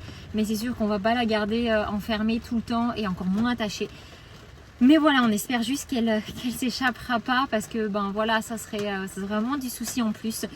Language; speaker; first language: French; native; French